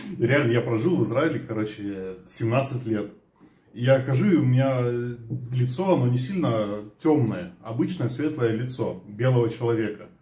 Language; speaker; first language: Russian; early bilingual, other home language; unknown